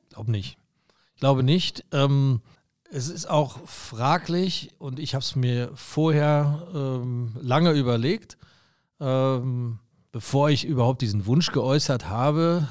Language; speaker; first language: German; native; German